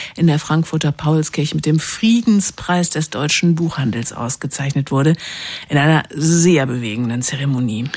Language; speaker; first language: German; native; German